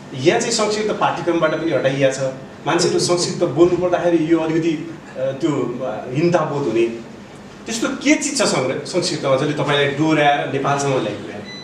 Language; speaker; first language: Nepali; native; Nepali